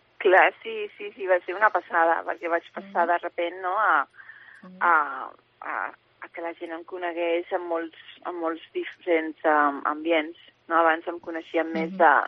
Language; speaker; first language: Catalan; early bilingual, heritage; English